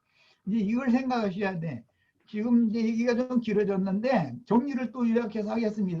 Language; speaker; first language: Korean; native; Korean